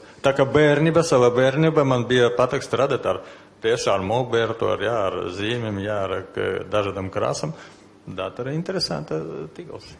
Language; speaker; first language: Latvian; non-native, learner; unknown